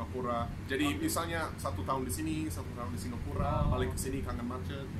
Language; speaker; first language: Indonesian; non-native, fluent; English